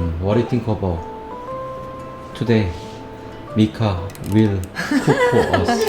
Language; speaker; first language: English; non-native, learner; Korean